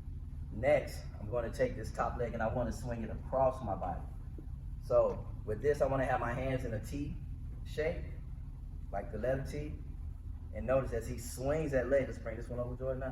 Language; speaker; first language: English; native; English